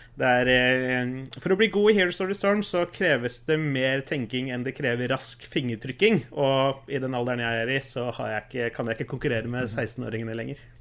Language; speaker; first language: Norwegian; early bilingual, other home language; Spanish